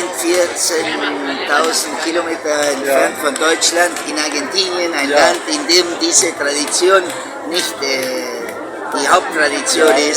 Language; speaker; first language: German; early bilingual, heritage; Spanish